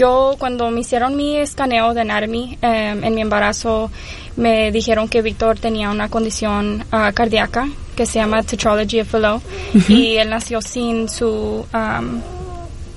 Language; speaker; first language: Spanish; early bilingual, heritage; Spanish